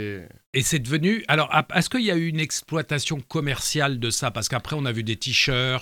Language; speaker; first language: French; native; French